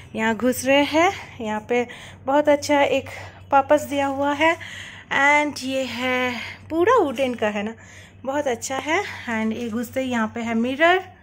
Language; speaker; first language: Hindi; non-native, local second language; Bangla